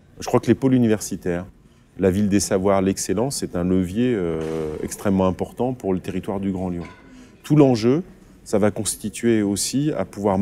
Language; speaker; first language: French; native; French